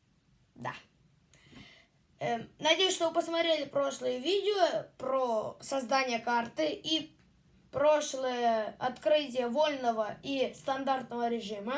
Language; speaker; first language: Russian; native; Russian